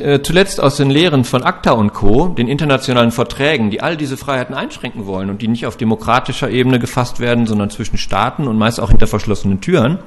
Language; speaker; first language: German; native; German